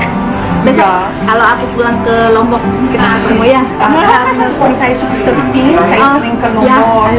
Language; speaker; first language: Indonesian; non-native, learner; English